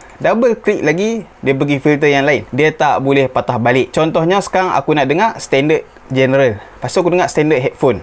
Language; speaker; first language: Malay; native; Malay